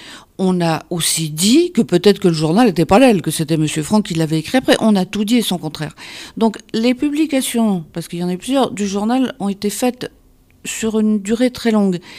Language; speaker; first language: French; native; French